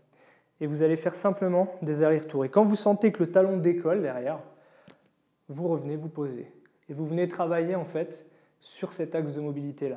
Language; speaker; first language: French; native; French